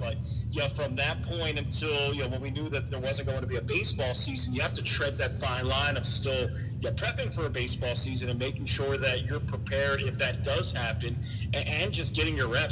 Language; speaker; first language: English; native; English